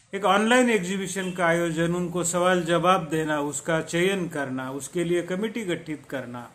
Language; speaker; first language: Hindi; non-native, local second language; Marathi